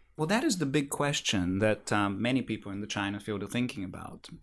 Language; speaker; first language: English; non-native, fluent; Bulgarian